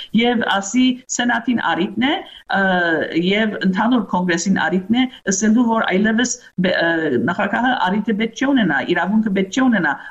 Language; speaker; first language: Armenian; early bilingual, heritage; Armenian